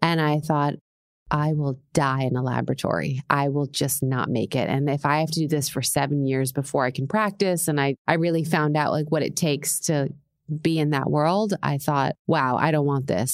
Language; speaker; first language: English; native; English